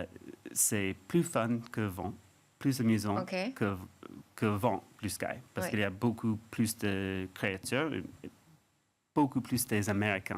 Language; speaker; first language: French; non-native, fluent; English